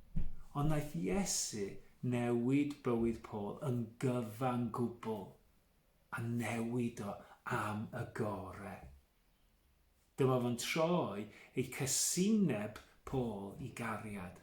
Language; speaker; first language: Welsh; native; Welsh